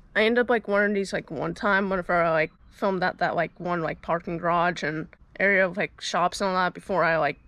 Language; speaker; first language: English; native; English